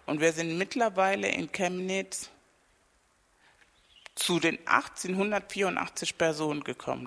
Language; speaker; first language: German; non-native, fluent; Spanish